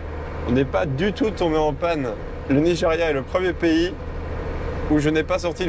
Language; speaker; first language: French; native; French